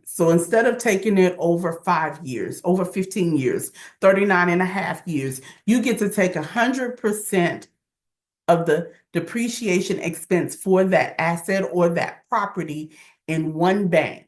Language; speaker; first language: English; native; English